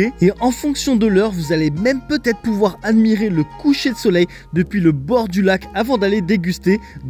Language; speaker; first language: French; native; French